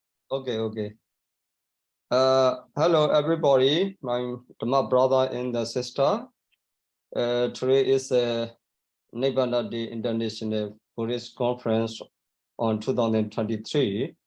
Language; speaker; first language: English; non-native, learner; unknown